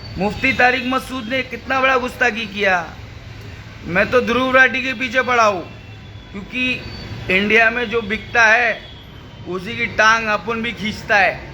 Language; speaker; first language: Hindi; native; Hindi